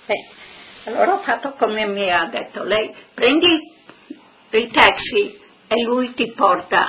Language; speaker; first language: Italian; non-native, local second language; Friulian